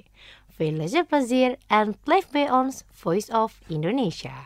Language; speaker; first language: Dutch; non-native, learner; Indonesian